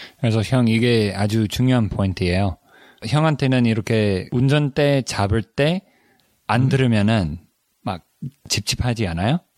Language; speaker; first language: Korean; non-native, learner; English